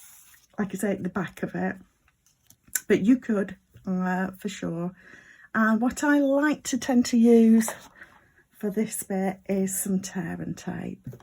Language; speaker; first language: English; native; English